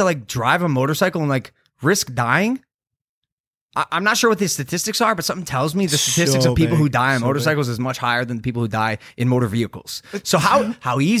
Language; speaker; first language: English; native; English